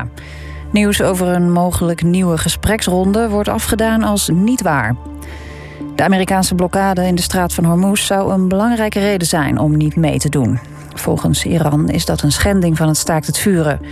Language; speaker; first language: Dutch; native; Dutch